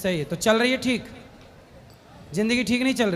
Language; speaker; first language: Hindi; native; Hindi